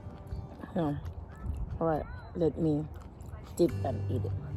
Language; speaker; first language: English; non-native, learner; Thai